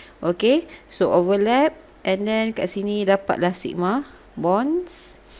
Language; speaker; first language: English; non-native, local second language; Malay